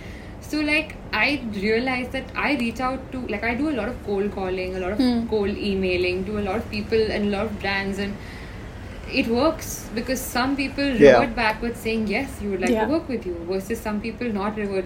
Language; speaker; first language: English; non-native, local second language; Hindi